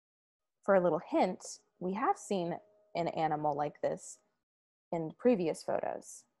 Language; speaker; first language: English; native; English